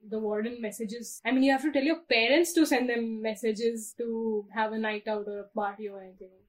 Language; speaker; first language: English; non-native, local second language; Hindi